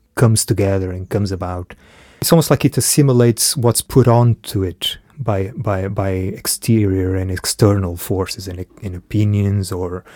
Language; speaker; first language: English; early bilingual, other home language; Portuguese